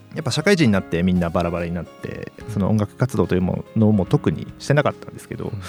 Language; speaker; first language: Japanese; native; Japanese